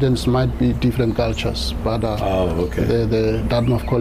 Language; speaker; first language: English; non-native, local second language; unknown